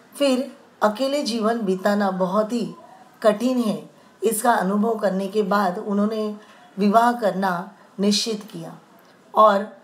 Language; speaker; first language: Hindi; non-native, local second language; Marathi